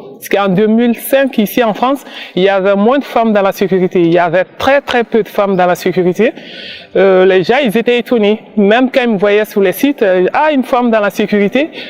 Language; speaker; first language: French; non-native, local second language; Bambara